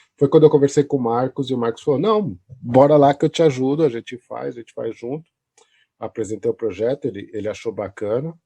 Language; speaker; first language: Portuguese; native; Portuguese